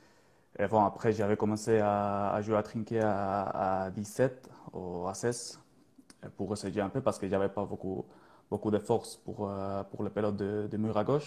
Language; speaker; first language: French; non-native, learner; Spanish